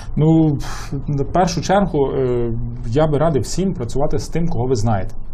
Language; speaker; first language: Ukrainian; native; Ukrainian